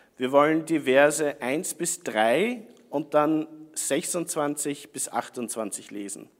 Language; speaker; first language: German; native; German